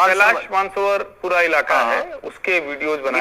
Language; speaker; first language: Hindi; native; Hindi